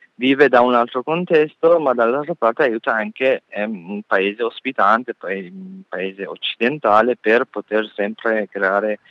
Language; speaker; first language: Italian; non-native, fluent; Persian